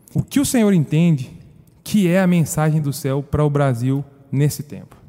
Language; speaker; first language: Portuguese; native; Portuguese